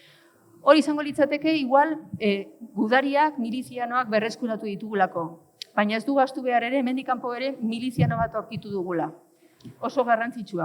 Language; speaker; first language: Basque; native; Basque